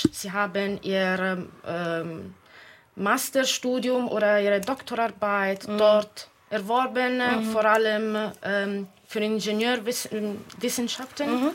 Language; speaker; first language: German; non-native, fluent; Italian